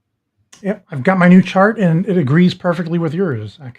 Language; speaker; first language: English; native; English